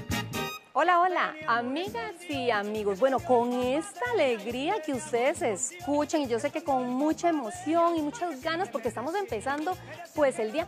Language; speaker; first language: Spanish; native; Spanish